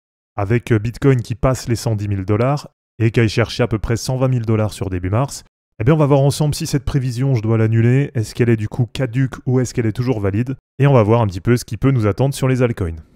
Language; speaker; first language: French; native; French